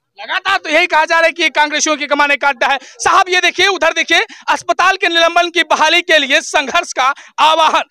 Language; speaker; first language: Hindi; native; Hindi